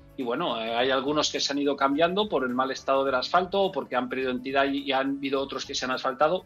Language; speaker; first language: Spanish; native; Spanish